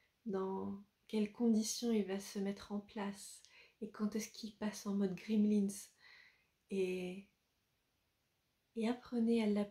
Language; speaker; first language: French; native; French